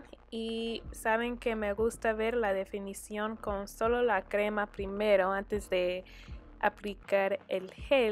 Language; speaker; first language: Spanish; early bilingual, heritage; Spanish